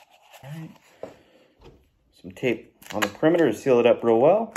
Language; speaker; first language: English; native; English